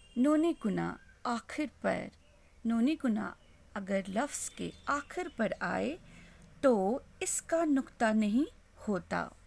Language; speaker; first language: Urdu; non-native, local second language; Kashmiri